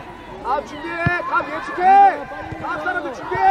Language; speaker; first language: Korean; native; Korean